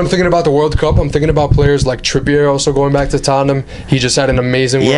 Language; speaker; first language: English; native; English